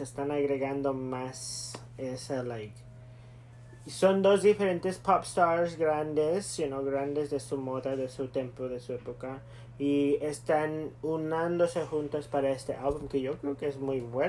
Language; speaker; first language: Spanish; early bilingual, heritage; Spanish